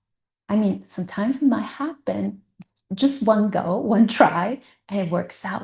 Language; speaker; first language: English; non-native, fluent; Italian